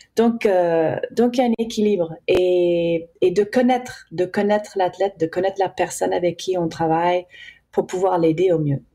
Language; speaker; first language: French; early bilingual, heritage; English